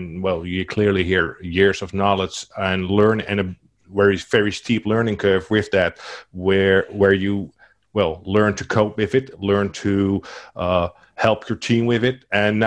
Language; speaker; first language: English; non-native, fluent; Dutch